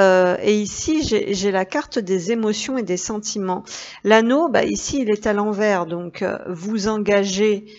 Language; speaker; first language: French; native; French